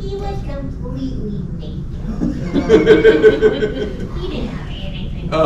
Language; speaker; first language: English; native; English